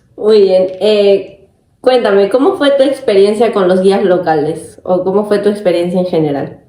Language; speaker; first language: Spanish; native; Spanish